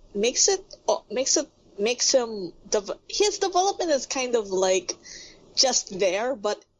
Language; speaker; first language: English; non-native, local second language; Filipino